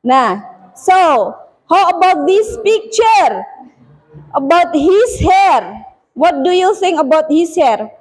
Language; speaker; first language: English; non-native, fluent; Indonesian